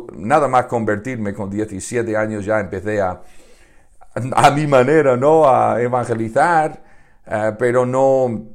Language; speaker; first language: Spanish; non-native, fluent; English